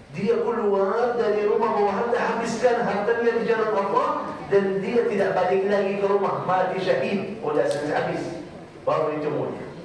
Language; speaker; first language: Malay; non-native, fluent; Arabic